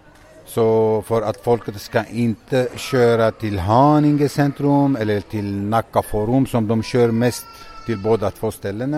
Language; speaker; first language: Swedish; non-native, fluent; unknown